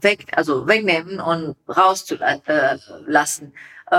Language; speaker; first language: German; non-native, learner; Persian